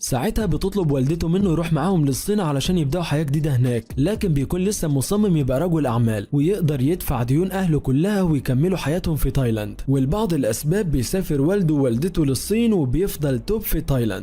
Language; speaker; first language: Arabic; native; Arabic